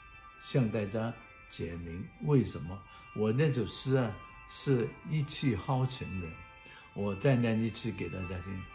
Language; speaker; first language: Chinese; non-native, local second language; Cantonese